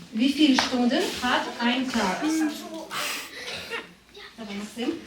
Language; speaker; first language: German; non-native, fluent; Ukrainian